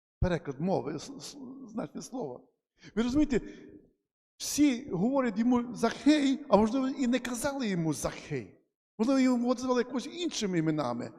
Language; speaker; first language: Ukrainian; native; Ukrainian